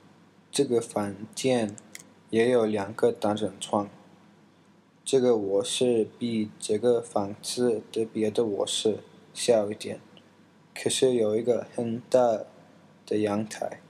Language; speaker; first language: Chinese; non-native, learner; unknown